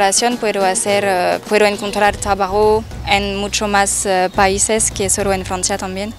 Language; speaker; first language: Spanish; non-native, fluent; French